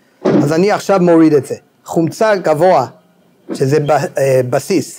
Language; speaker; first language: Hebrew; non-native, fluent; English